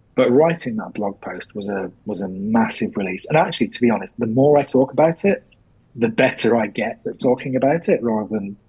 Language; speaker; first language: English; native; English